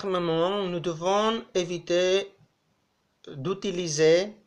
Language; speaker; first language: French; non-native, fluent; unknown